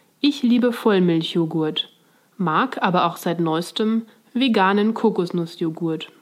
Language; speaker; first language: German; non-native, fluent; Swiss German